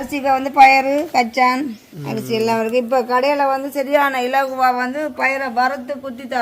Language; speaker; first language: Tamil; native; Tamil